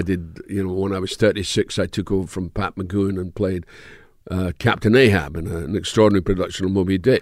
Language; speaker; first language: English; native; English